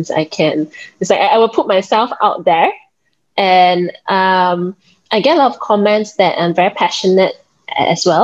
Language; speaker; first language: English; non-native, local second language; Min Nan Chinese